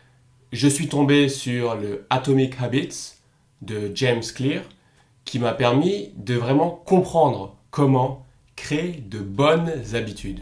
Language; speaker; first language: French; native; French